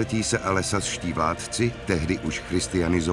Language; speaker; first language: Czech; native; Czech